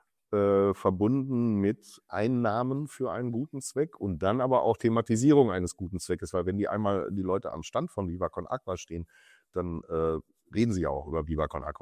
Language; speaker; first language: German; native; German